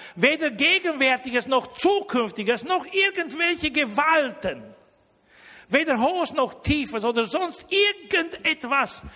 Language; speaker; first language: German; early bilingual, heritage; Romanian